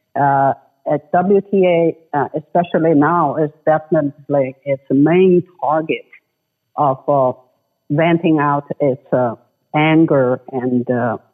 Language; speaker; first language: English; non-native, fluent; Chinese